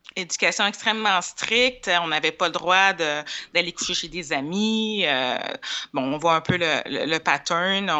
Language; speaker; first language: French; native; French